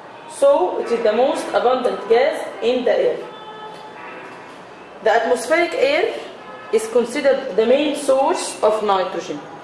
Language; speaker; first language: English; non-native, fluent; Arabic